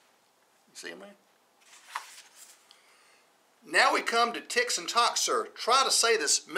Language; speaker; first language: English; native; English